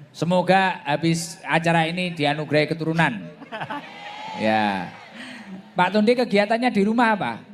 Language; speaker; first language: Indonesian; non-native, local second language; Javanese